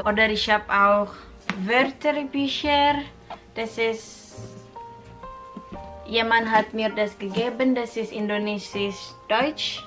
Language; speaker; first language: German; non-native, fluent; Indonesian